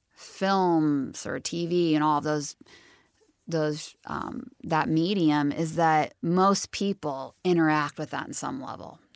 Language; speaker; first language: English; native; English